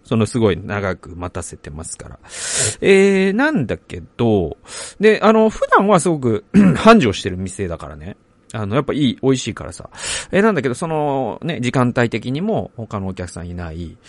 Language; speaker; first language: Japanese; native; Japanese